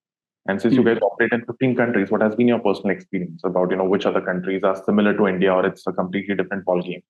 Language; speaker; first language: English; non-native, local second language; Hindi